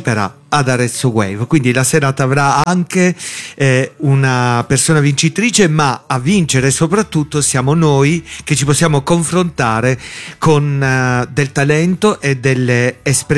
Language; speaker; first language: Italian; native; Italian